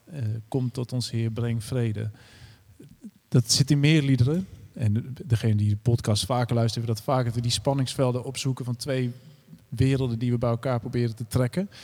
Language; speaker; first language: Dutch; native; Dutch